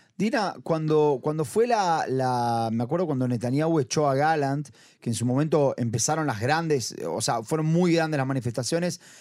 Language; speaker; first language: Spanish; native; Spanish